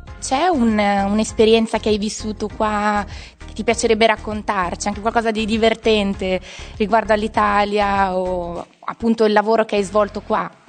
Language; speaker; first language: Italian; native; Italian